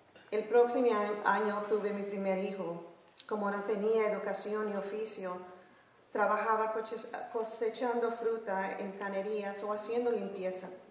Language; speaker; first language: Spanish; early bilingual, heritage; Spanish